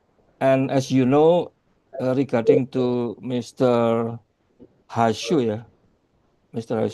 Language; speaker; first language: English; non-native, learner; Indonesian